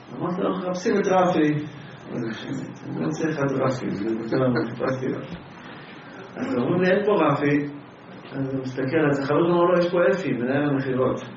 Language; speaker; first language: Hebrew; native; Hebrew